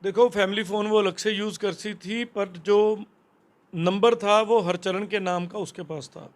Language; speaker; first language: Hindi; non-native, local second language; Punjabi